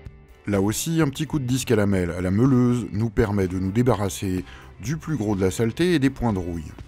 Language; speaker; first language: French; native; French